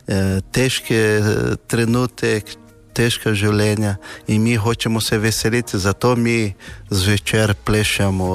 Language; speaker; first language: Slovenian; non-native, learner; Portuguese